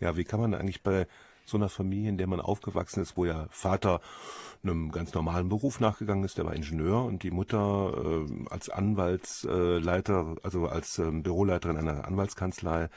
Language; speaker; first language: German; native; German